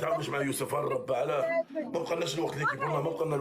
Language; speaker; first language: Arabic; native; Arabic